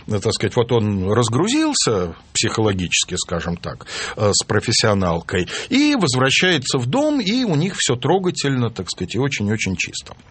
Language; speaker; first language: Russian; native; Russian